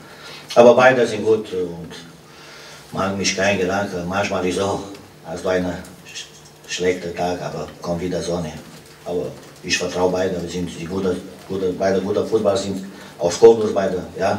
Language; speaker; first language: German; non-native, fluent; Romanian